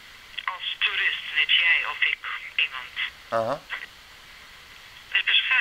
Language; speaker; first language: Dutch; non-native, learner; Serbian